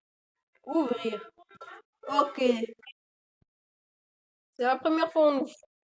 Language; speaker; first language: French; native; French